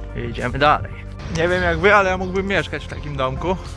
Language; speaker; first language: Polish; native; Polish